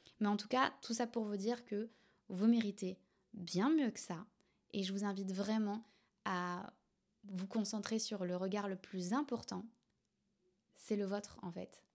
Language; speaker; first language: French; native; French